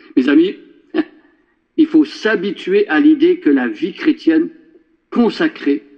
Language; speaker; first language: French; native; French